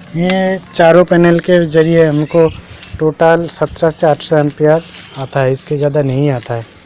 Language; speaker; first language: Hindi; non-native, local second language; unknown